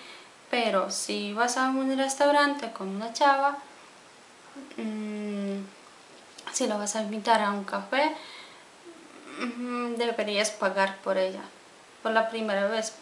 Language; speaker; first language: Spanish; non-native, fluent; Polish